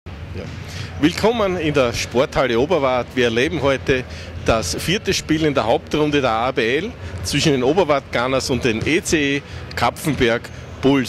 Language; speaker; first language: German; native; German